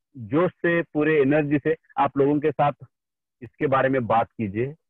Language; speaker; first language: Hindi; non-native, local second language; Marathi